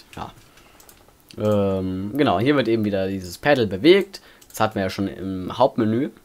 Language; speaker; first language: German; native; German